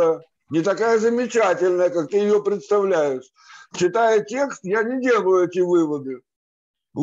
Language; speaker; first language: Russian; native; Russian